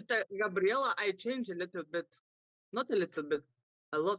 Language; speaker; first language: English; non-native, learner; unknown